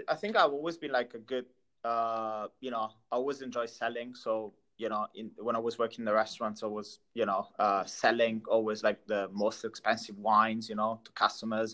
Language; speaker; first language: English; non-native, fluent; Italian